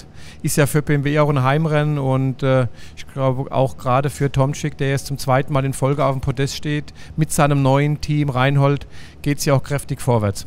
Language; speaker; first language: German; native; German